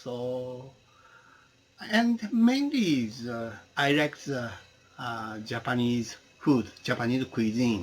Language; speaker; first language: English; non-native, learner; Japanese